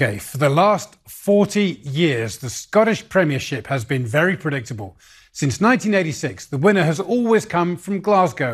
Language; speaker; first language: English; native; English